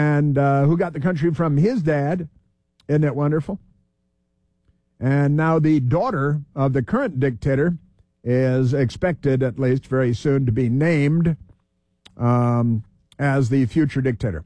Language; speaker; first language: English; native; English